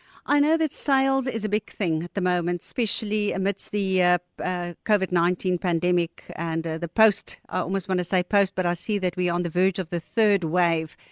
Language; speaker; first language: English; non-native, local second language; Afrikaans